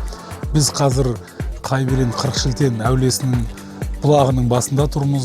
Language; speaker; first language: Kazakh; native; Kazakh